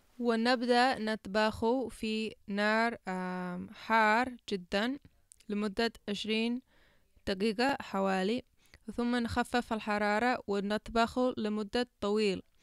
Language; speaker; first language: Arabic; non-native, learner; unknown